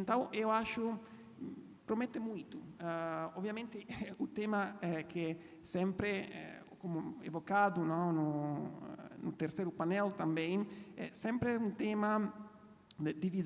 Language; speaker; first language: Portuguese; non-native, fluent; Italian